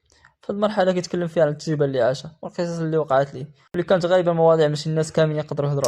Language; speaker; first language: Arabic; native; Arabic